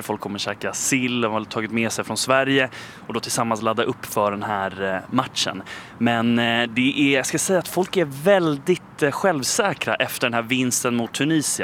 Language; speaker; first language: Swedish; native; Swedish